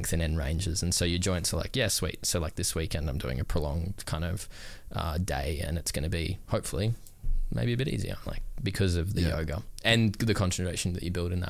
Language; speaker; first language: English; native; English